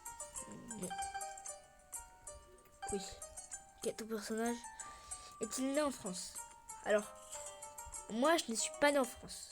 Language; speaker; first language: French; early bilingual, other home language; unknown